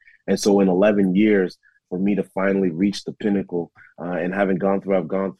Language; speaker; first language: English; native; English